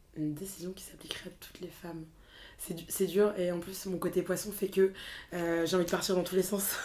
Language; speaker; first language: French; native; French